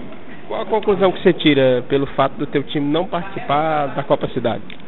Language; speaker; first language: Portuguese; native; Portuguese